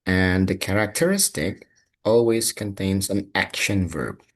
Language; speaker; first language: English; non-native, fluent; Indonesian